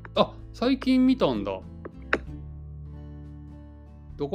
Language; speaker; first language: Japanese; native; Japanese